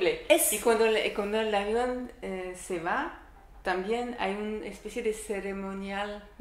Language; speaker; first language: Spanish; non-native, learner; French